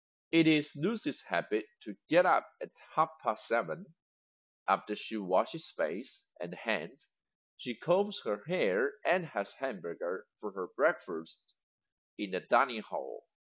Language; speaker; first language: English; non-native, fluent; Chinese